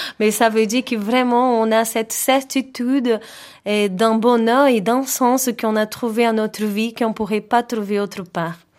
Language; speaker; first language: French; non-native, fluent; Portuguese